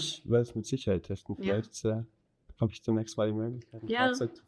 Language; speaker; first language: German; native; German